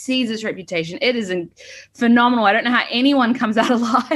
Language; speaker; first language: English; native; English